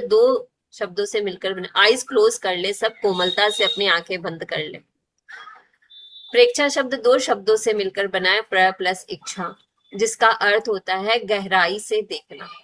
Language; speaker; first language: Hindi; native; Hindi